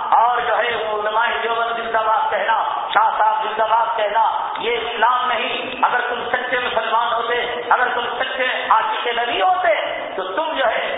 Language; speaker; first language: Urdu; native; Urdu